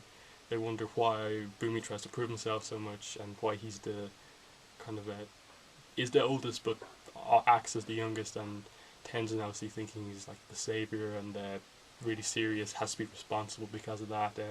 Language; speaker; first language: English; native; English